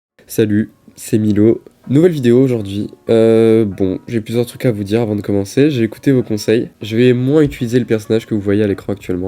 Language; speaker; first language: French; native; French